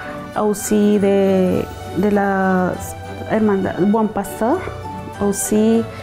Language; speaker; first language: French; non-native, learner; Spanish